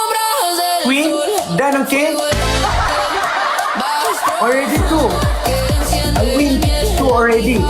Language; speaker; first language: English; non-native, local second language; Malay